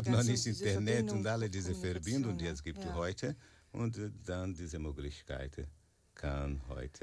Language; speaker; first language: German; non-native, learner; Portuguese